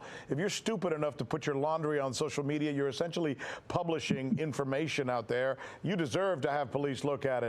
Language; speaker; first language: English; native; English